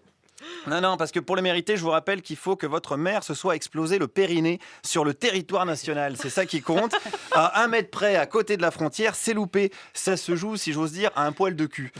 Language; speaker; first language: French; native; French